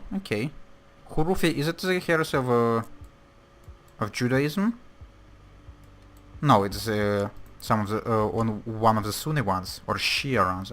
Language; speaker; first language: English; non-native, fluent; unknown